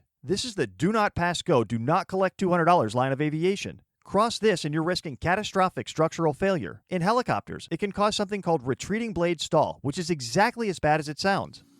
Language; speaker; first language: English; native; English